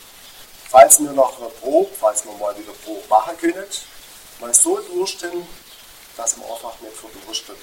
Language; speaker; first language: German; native; German